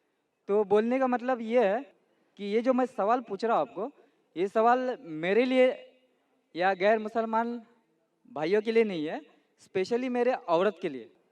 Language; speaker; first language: Hindi; non-native, local second language; Marathi